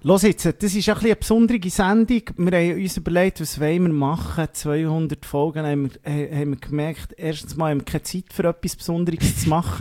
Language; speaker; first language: German; native; German